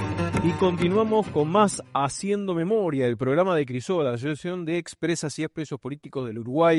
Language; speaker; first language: Spanish; native; Spanish